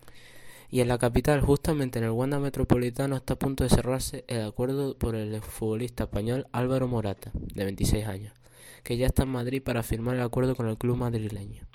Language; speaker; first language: Spanish; native; Spanish